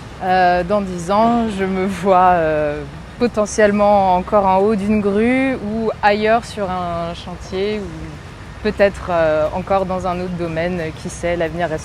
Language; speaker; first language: French; native; French